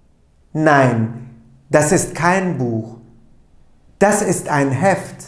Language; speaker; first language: German; non-native, fluent; Turkish